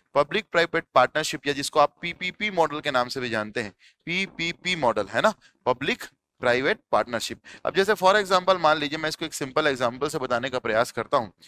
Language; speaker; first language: Hindi; native; Hindi